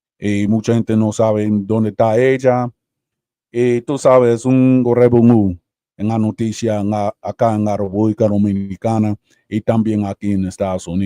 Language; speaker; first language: Spanish; early bilingual, heritage; Spanish